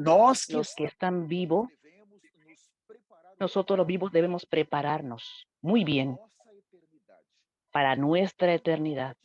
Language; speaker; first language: Spanish; non-native, fluent; Portuguese